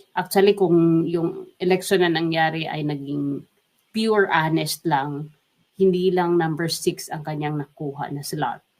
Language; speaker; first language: Filipino; non-native, local second language; Waray